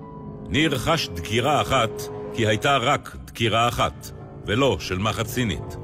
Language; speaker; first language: Hebrew; native; Hebrew